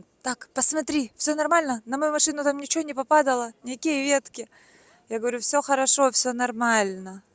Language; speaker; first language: Russian; native; Russian